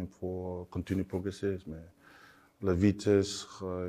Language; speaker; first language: French; non-native, learner; English